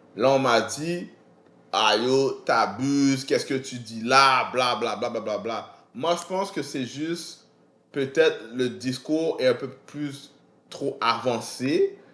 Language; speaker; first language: French; native; French